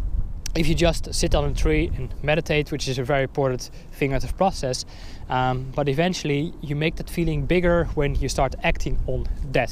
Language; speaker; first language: English; non-native, fluent; Dutch